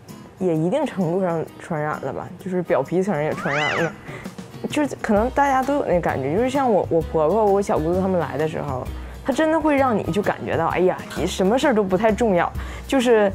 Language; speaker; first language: Chinese; native; Chinese